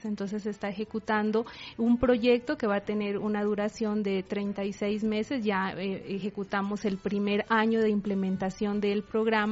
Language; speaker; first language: Spanish; native; Spanish